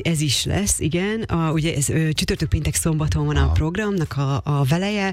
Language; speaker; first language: Hungarian; native; Hungarian